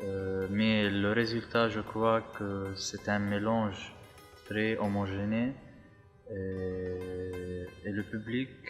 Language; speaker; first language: French; non-native, fluent; Arabic